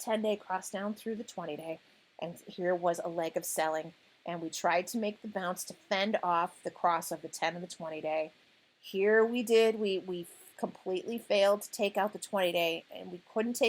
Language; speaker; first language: English; native; English